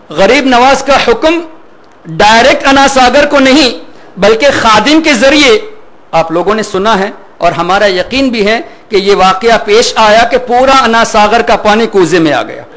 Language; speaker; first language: Urdu; non-native, fluent; Memoni